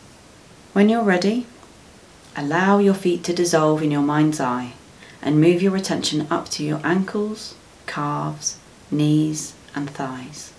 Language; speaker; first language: English; native; English